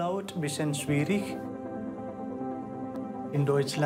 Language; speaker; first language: German; non-native, learner; Malayalam